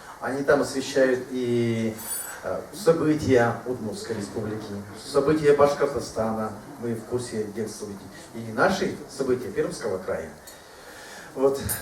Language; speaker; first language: Russian; non-native, local second language; Udmurt